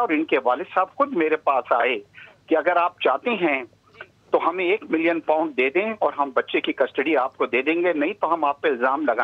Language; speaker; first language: Urdu; native; Urdu